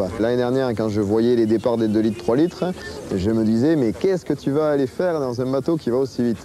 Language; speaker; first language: French; native; French